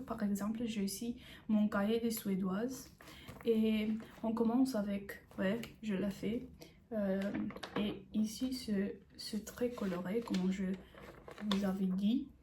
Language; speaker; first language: French; non-native, learner; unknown